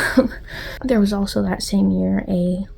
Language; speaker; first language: English; native; English